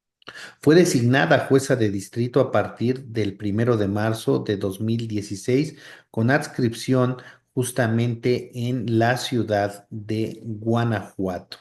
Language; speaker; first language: Spanish; native; Spanish